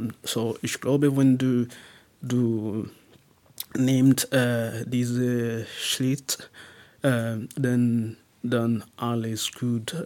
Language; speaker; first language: German; non-native, learner; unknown